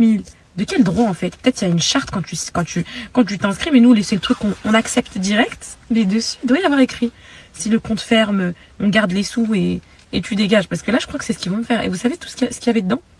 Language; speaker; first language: French; native; French